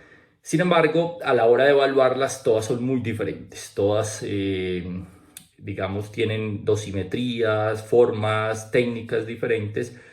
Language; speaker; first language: Spanish; native; Spanish